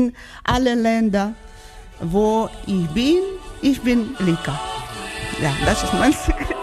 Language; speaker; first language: German; non-native, learner; Georgian